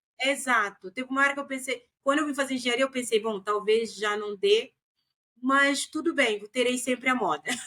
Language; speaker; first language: Portuguese; non-native, local second language; Kabuverdianu